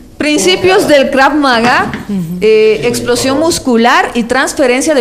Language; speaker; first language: Spanish; native; Spanish